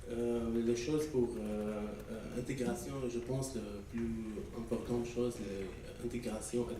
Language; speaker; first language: French; non-native, learner; Arabic